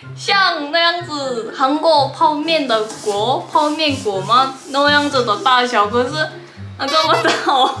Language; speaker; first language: Chinese; non-native, fluent; Korean